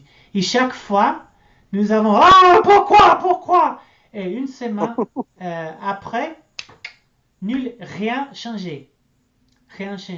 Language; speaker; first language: French; non-native, learner; English